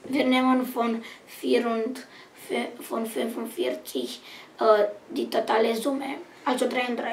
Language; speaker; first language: German; non-native, learner; Romanian